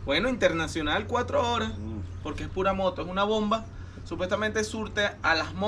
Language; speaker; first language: Spanish; native; Spanish